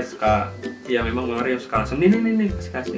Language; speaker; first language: Indonesian; native; Indonesian